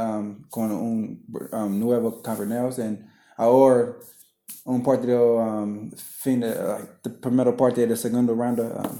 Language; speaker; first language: Spanish; non-native, learner; English